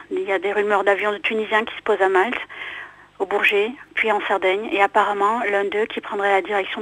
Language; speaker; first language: French; native; French